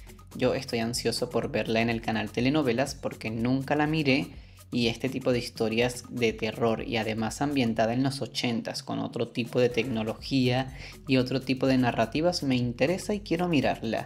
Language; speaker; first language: Spanish; native; Spanish